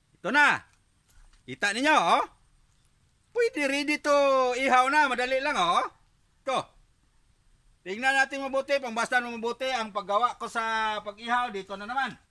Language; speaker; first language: Filipino; non-native, local second language; Cebuano